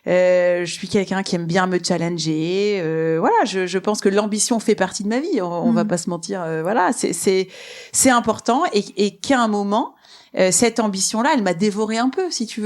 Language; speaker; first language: French; native; French